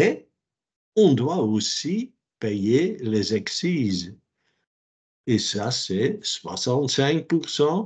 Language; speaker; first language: French; non-native, local second language; Dutch